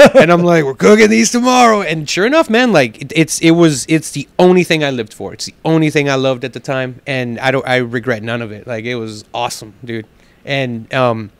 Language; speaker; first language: English; native; English